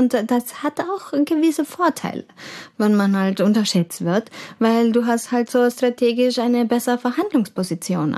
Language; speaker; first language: German; early bilingual, heritage; German